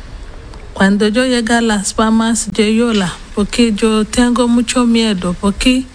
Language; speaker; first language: Spanish; non-native, learner; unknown